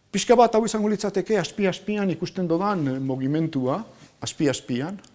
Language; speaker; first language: Basque; native; Basque